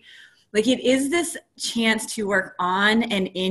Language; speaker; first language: English; native; English